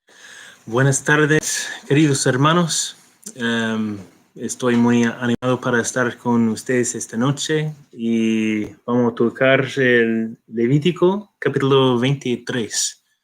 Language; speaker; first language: Spanish; non-native, fluent; English